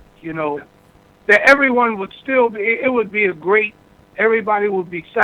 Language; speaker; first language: English; native; English